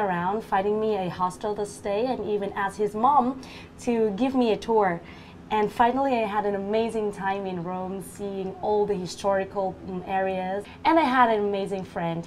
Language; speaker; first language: English; non-native, fluent; Vietnamese